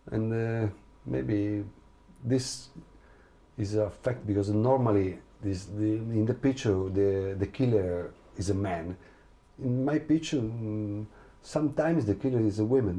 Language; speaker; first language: English; non-native, learner; Italian